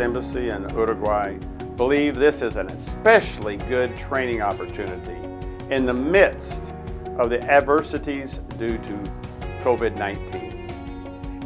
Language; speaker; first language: English; native; English